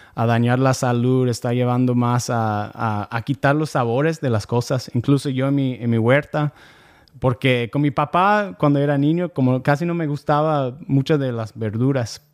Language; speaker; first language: Spanish; non-native, fluent; English